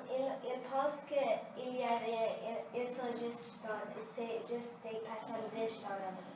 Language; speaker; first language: French; early bilingual, other home language; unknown